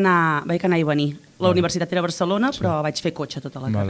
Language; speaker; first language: Catalan; native; Catalan